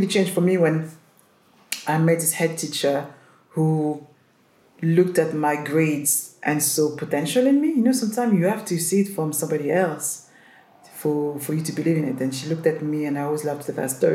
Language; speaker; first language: English; non-native, fluent; French